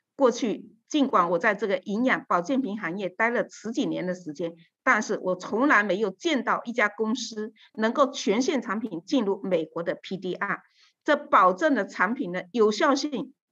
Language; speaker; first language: Chinese; native; Chinese